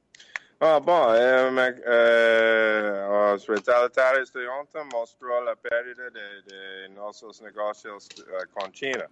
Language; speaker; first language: Portuguese; non-native, fluent; English